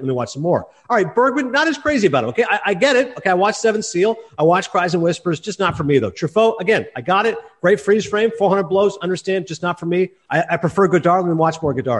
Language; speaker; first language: English; native; English